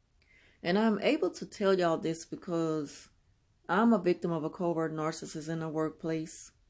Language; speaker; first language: English; native; English